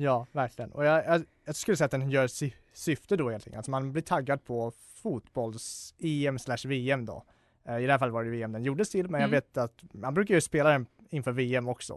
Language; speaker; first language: Swedish; native; Swedish